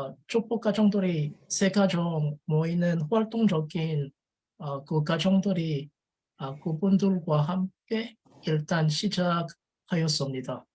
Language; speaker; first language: Korean; non-native, learner; French